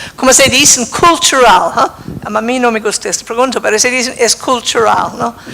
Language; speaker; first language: Spanish; non-native, fluent; English